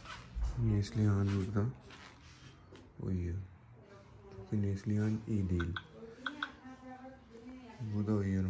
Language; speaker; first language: Turkish; non-native, learner; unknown